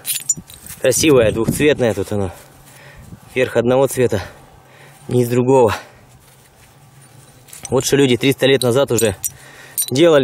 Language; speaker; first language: Russian; native; Russian